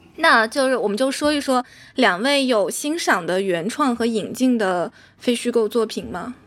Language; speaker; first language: Chinese; native; Chinese